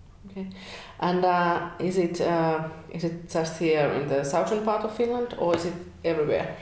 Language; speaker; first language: English; non-native, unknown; Finnish